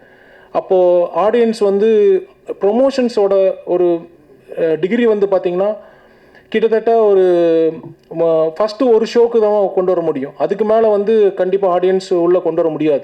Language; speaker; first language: Tamil; native; Tamil